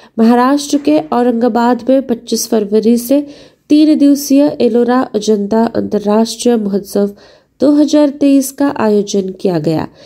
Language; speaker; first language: Hindi; non-native, local second language; Marathi